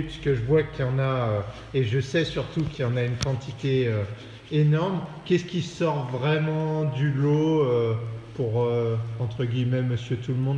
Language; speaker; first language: French; native; French